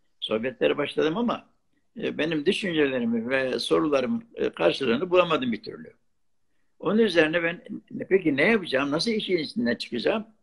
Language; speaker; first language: Turkish; non-native, local second language; Arabic